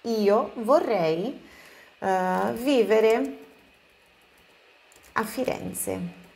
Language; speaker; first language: Italian; non-native, fluent; Portuguese